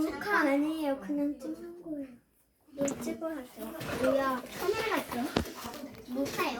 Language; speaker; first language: Korean; native; Korean